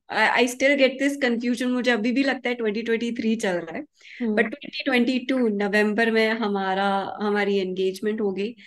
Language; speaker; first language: Hindi; early bilingual, heritage; Hindi